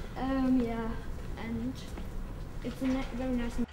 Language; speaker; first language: English; non-native, learner; German